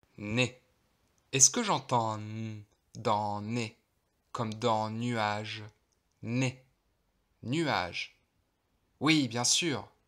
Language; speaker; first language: French; non-native, local second language; Arabic